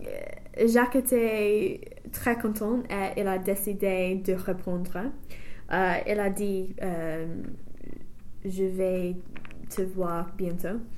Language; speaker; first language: French; non-native, learner; English